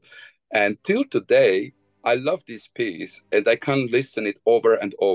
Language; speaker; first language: English; non-native, fluent; Bosnian